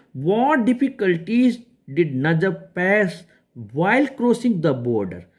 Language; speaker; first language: Hindi; native; Hindi